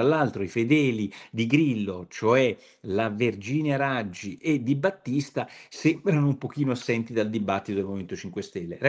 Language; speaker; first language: Italian; native; Italian